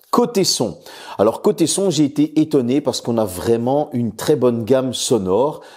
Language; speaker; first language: French; native; French